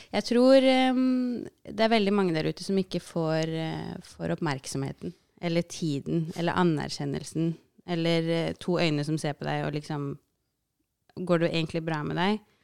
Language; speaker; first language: Norwegian; early bilingual, other home language; Arabic